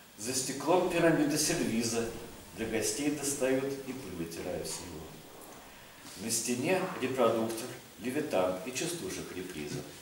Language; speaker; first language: Russian; native; Russian